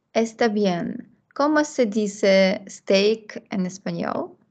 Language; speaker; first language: Spanish; non-native, learner; Russian